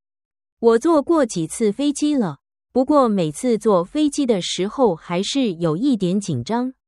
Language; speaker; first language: Chinese; non-native, learner; Vietnamese